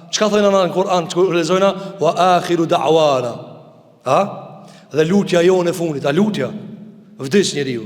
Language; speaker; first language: Albanian; native; Albanian